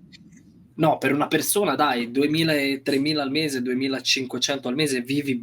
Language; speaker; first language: Italian; non-native, fluent; Romanian